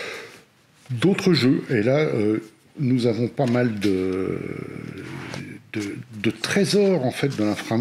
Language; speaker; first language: French; native; French